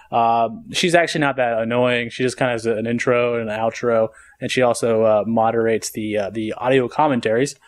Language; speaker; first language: English; native; English